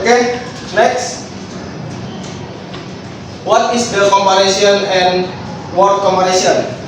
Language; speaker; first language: English; non-native, learner; Indonesian